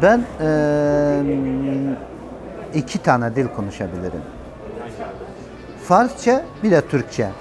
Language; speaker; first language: Turkish; non-native, learner; Persian